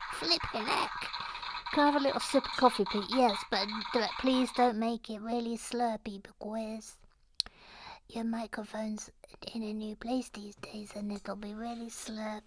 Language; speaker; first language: English; native; English